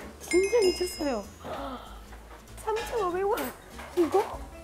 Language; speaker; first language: Korean; non-native, learner; Spanish